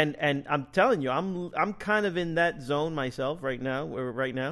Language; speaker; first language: English; native; English